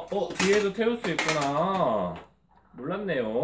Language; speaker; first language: Korean; native; Korean